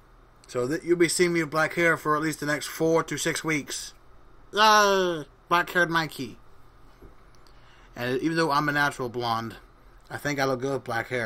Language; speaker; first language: English; native; English